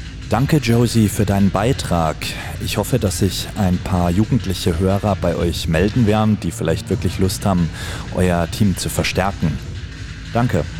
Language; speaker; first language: German; native; German